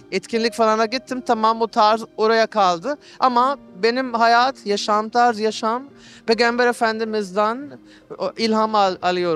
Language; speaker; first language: Turkish; non-native, learner; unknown